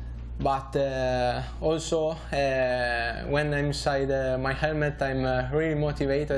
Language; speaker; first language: English; non-native, learner; Italian